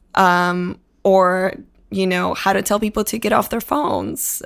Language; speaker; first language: English; early bilingual, other home language; Spanish